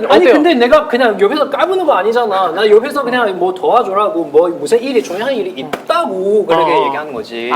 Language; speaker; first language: Korean; non-native, fluent; Chinese